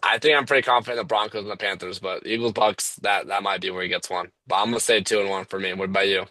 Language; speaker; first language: English; native; English